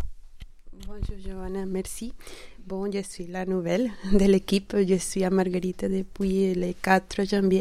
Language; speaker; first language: French; non-native, fluent; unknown